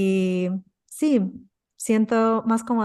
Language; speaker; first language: Spanish; non-native, fluent; English